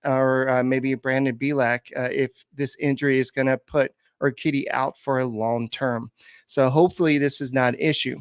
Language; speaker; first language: English; native; English